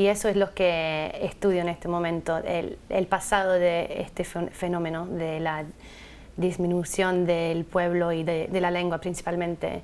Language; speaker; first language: Spanish; non-native, fluent; English